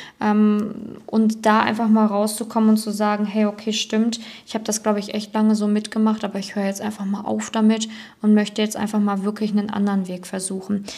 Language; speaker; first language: German; native; German